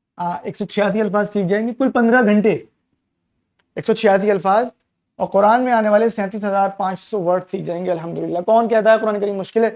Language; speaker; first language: Urdu; native; Urdu